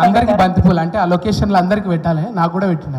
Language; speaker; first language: Telugu; native; Telugu